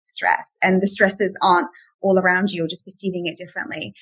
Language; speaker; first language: English; native; English